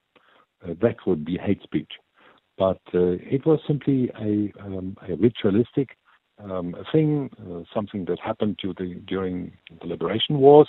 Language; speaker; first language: English; non-native, fluent; German